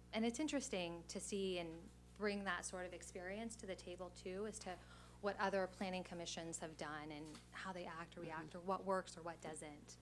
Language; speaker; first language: English; native; English